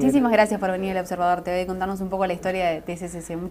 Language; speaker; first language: Spanish; native; Spanish